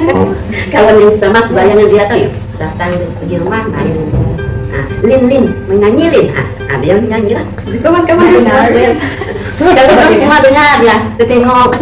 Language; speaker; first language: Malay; non-native, local second language; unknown